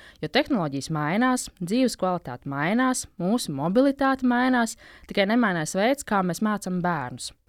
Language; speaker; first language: Latvian; native; Latvian